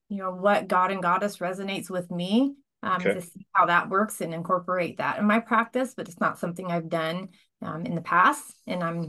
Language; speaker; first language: English; native; English